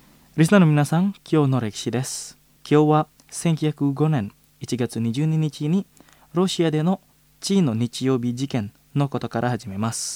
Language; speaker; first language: Japanese; non-native, fluent; Indonesian